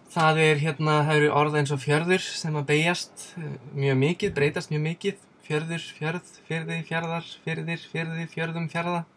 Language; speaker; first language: Icelandic; non-native, fluent; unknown